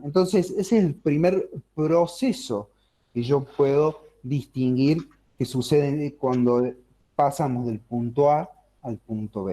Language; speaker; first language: Spanish; native; Spanish